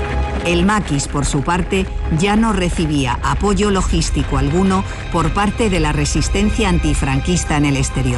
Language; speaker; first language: Spanish; native; Spanish